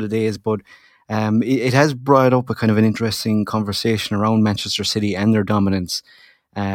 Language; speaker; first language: English; native; English